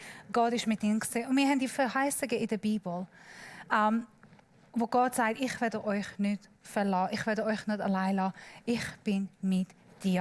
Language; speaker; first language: German; non-native, learner; Persian